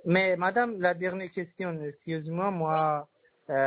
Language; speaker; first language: French; non-native, learner; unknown